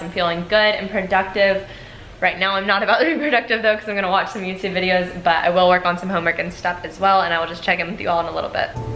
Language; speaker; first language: English; native; English